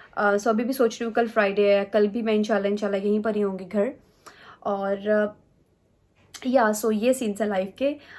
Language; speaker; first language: Urdu; native; Urdu